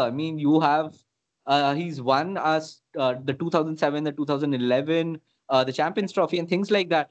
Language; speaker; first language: English; non-native, local second language; Hindi